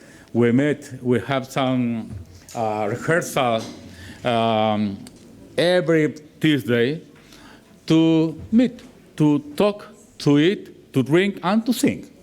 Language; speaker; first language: English; non-native, learner; Spanish